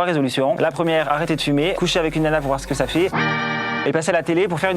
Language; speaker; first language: French; native; French